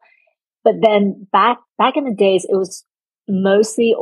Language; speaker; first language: English; non-native, local second language; Cantonese